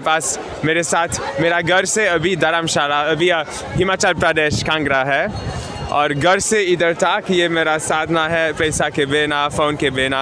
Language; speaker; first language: Hindi; non-native, learner; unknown